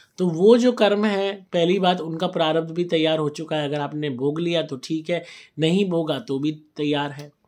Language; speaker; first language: Hindi; native; Hindi